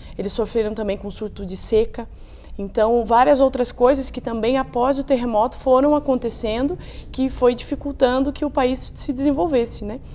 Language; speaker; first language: Portuguese; native; Portuguese